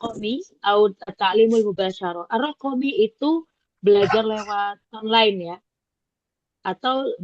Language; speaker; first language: Arabic; non-native, fluent; Indonesian